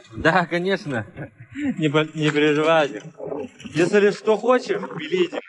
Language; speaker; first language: Russian; non-native, learner; Chinese